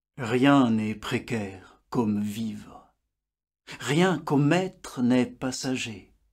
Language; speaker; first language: French; native; French